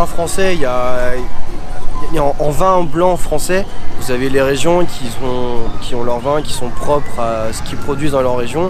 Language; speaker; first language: French; native; French